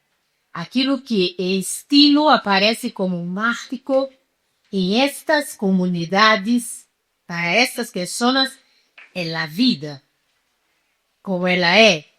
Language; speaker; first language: Spanish; non-native, fluent; Portuguese